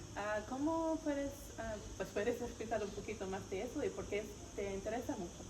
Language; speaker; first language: Spanish; non-native, learner; English